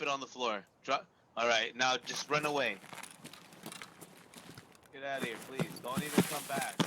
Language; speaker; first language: English; native; English